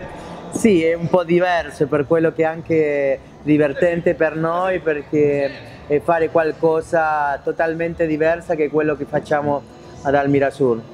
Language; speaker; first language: Italian; non-native, fluent; Spanish